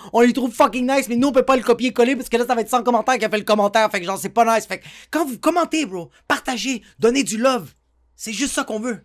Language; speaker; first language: French; native; French